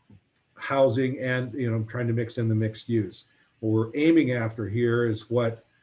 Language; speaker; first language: English; native; English